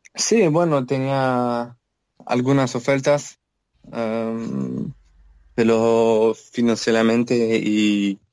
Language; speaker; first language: Portuguese; non-native, learner; French